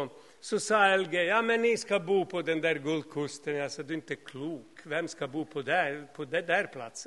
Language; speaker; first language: Swedish; non-native, fluent; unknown